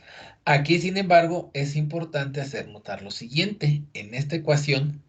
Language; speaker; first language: Spanish; native; Spanish